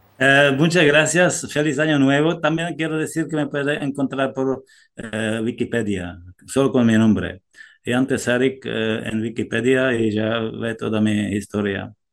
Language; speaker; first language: Spanish; non-native, fluent; Czech